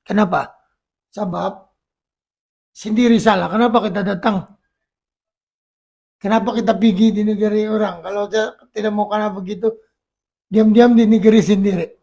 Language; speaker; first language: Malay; non-native, local second language; Filipino